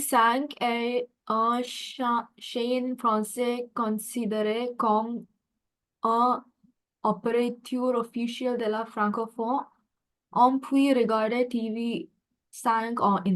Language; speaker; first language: French; non-native, learner; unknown